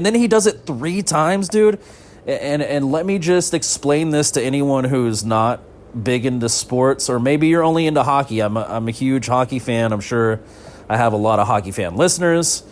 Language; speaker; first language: English; native; English